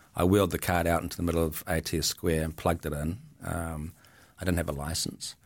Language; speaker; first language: English; native; English